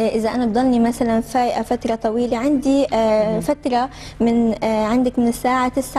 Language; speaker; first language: Arabic; native; Arabic